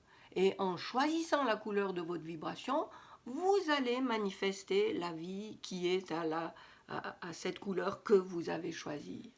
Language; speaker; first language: French; native; French